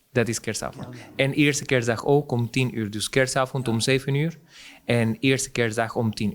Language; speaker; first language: Dutch; non-native, fluent; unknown